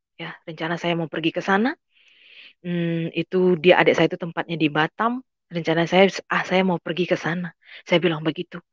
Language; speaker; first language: Indonesian; native; Indonesian